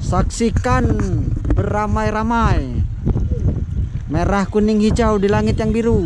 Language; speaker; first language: Malay; native; Malay